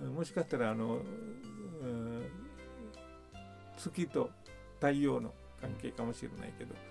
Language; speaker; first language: Japanese; non-native, fluent; Sinhala